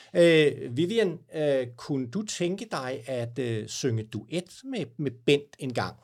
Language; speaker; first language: Danish; native; Danish